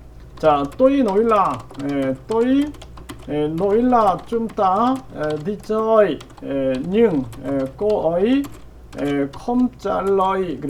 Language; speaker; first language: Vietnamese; non-native, learner; Korean